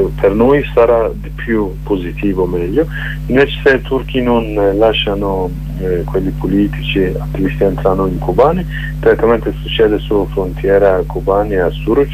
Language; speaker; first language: Italian; non-native, learner; Kurdish